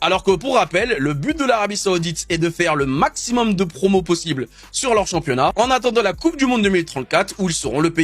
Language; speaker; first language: French; native; French